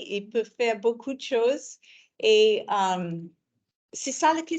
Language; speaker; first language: French; non-native, fluent; English